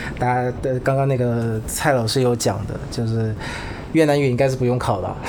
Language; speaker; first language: Chinese; non-native, fluent; Vietnamese